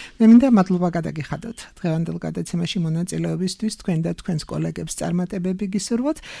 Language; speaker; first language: Georgian; native; Georgian